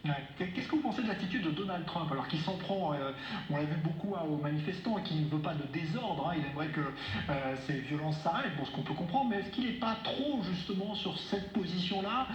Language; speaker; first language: French; native; French